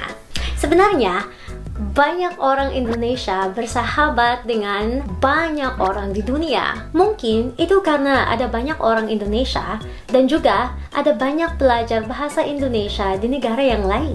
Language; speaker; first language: Indonesian; non-native, fluent; Filipino